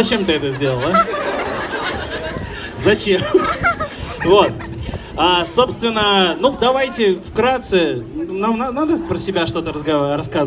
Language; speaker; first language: Russian; native; Russian